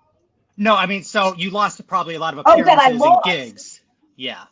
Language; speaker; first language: English; native; English